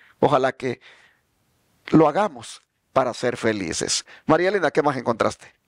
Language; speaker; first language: Spanish; native; Spanish